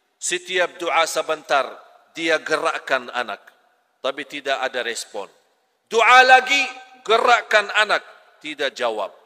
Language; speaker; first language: Malay; non-native, fluent; Arabic